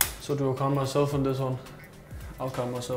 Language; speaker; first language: English; non-native, fluent; Danish